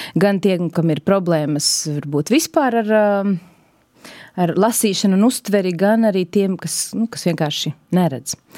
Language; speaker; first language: Latvian; native; Latvian